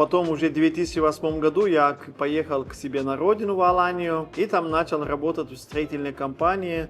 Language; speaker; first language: Russian; non-native, fluent; Turkish